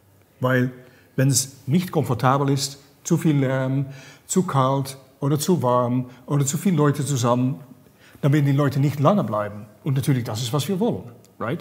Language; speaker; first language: German; non-native, fluent; Dutch